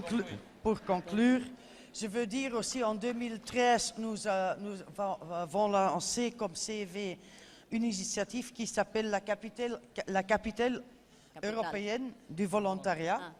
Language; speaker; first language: French; non-native, fluent; Dutch